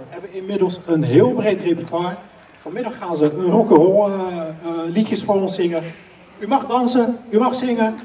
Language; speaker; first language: Dutch; native; Dutch